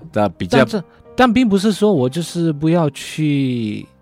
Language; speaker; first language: Chinese; non-native, fluent; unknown